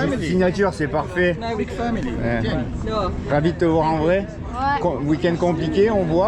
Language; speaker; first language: French; native; French